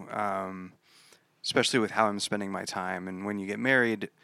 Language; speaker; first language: English; native; English